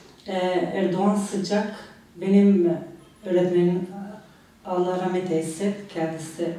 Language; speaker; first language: Turkish; non-native, learner; Albanian